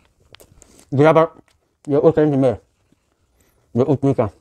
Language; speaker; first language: Swedish; non-native, learner; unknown